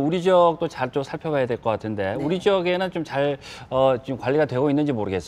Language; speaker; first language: Korean; native; Korean